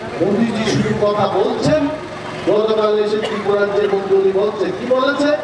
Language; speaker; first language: Bangla; non-native, local second language; Kok Borok